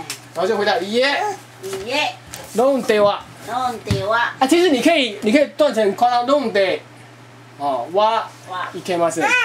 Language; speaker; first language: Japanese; non-native, learner; Chinese